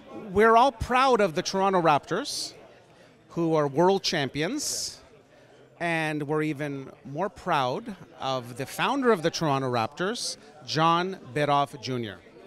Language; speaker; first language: English; early bilingual, other home language; Macedonian